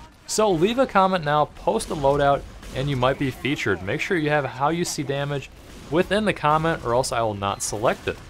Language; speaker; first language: English; native; English